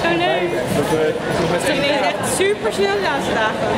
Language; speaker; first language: Dutch; native; Dutch